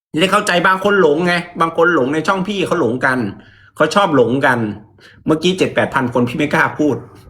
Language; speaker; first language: Thai; native; Thai